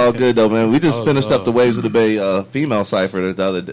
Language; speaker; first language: English; native; English